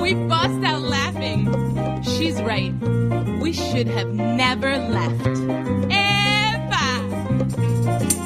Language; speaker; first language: English; early bilingual, other home language; Spanish